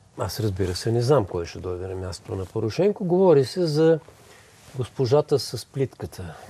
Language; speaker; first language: Bulgarian; native; Bulgarian